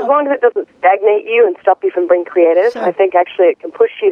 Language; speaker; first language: English; native; English